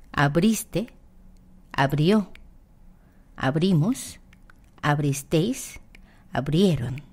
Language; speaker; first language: Spanish; non-native, fluent; Korean